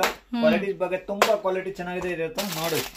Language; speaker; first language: Kannada; non-native, local second language; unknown